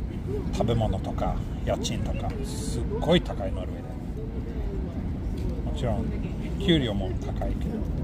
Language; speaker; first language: Japanese; non-native, fluent; Swedish